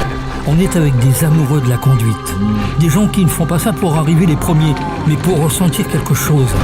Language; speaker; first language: French; native; French